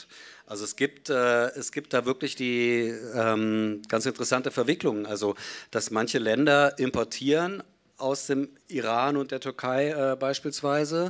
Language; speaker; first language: German; native; German